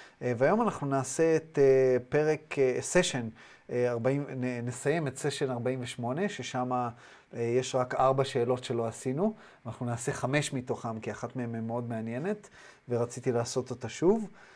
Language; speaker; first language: Hebrew; native; Hebrew